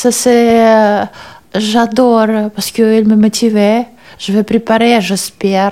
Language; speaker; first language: French; non-native, learner; Russian